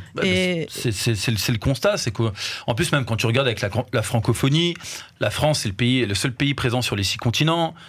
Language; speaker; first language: French; native; French